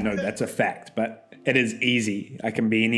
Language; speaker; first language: English; native; English